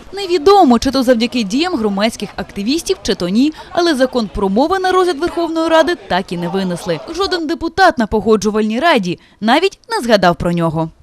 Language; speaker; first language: Ukrainian; native; Ukrainian